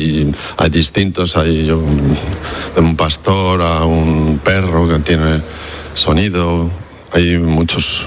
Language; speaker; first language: Spanish; native; Spanish